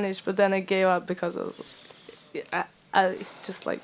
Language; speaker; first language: English; non-native, fluent; Uzbek